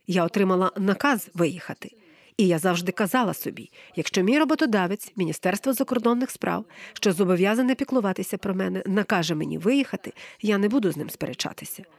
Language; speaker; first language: Ukrainian; non-native, fluent; English